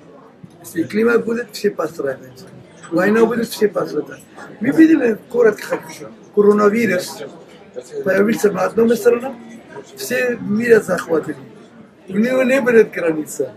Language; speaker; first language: Russian; non-native, learner; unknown